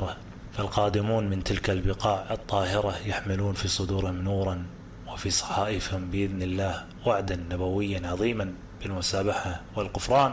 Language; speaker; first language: Arabic; native; Arabic